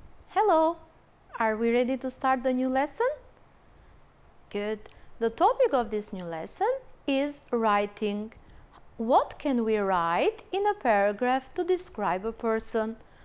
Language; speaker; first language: English; non-native, fluent; Albanian